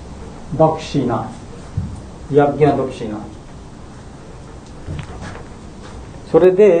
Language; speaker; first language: Japanese; non-native, learner; Bangla